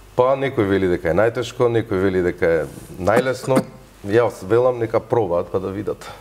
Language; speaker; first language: Macedonian; native; Macedonian